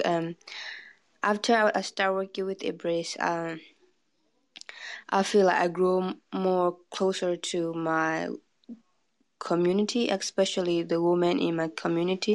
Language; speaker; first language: English; non-native, fluent; Burmese